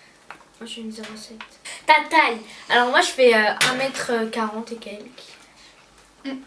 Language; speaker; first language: French; native; French